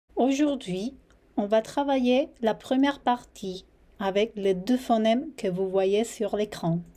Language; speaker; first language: French; non-native, fluent; Spanish